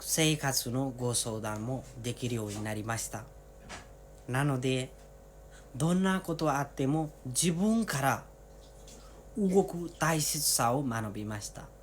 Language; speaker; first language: Japanese; non-native, learner; Nepali